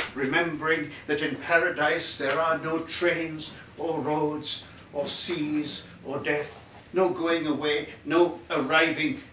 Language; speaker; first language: English; non-native, local second language; Tamil